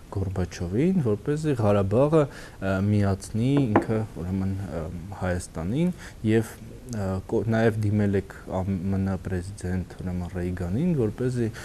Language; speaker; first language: Armenian; native; Armenian